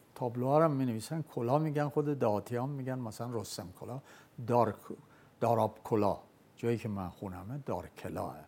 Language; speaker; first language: Persian; non-native, local second language; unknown